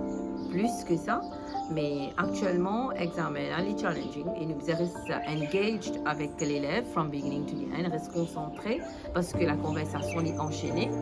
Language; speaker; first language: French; non-native, local second language; Morisyen